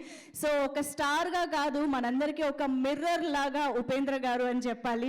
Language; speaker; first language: Telugu; native; Telugu